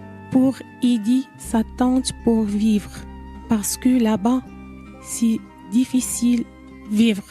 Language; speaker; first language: French; non-native, learner; Arabic